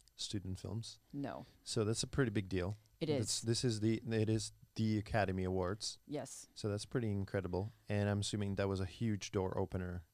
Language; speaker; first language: English; non-native, fluent; Czech